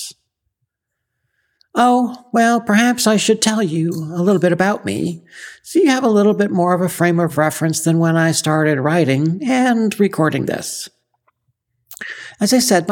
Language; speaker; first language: English; native; English